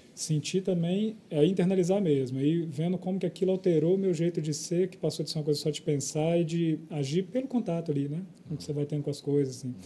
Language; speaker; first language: Portuguese; native; Portuguese